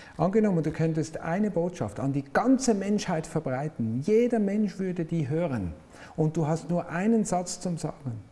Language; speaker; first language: German; native; German